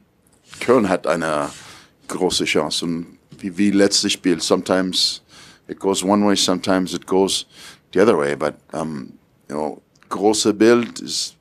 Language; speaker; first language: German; non-native, learner; English